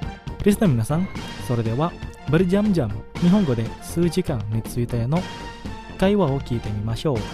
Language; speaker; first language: Japanese; non-native, fluent; Indonesian